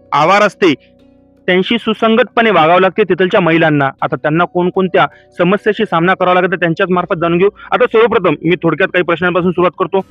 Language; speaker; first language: Marathi; native; Marathi